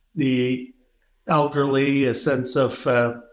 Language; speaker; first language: English; native; English